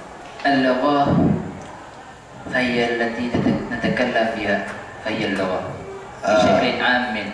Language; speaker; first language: Arabic; non-native, fluent; Indonesian